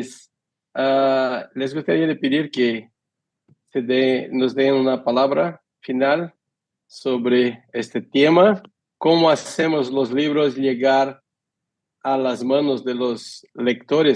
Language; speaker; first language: Spanish; non-native, fluent; Portuguese